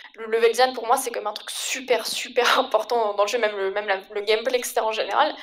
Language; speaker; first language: French; native; French